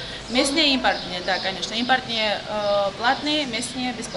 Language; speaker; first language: Russian; non-native, learner; Turkish